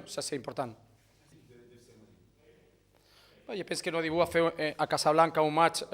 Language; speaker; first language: French; non-native, fluent; Spanish